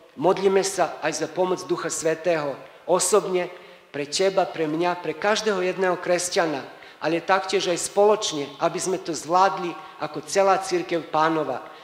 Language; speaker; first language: Slovak; native; Slovak